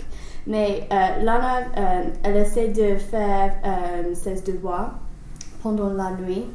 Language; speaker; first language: French; non-native, learner; English